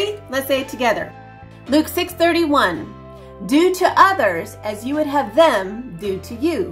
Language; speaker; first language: English; native; English